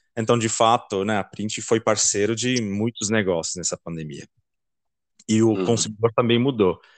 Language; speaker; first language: Portuguese; non-native, fluent; Dutch